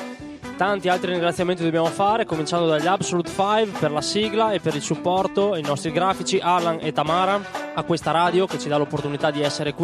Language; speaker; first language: Italian; native; Italian